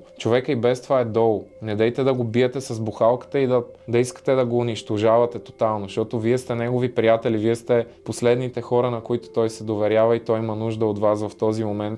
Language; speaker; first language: Bulgarian; native; Bulgarian